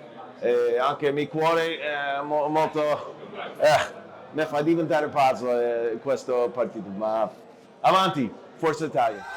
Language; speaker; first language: Italian; non-native, learner; English